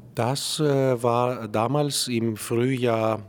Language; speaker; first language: German; non-native, fluent; Greek